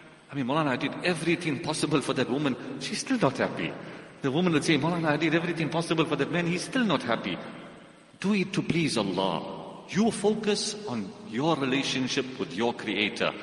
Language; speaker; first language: English; native; English